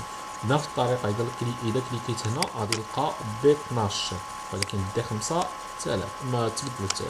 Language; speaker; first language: Arabic; native; Arabic